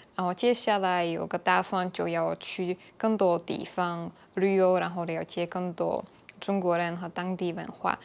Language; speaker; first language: Chinese; non-native, fluent; Slovak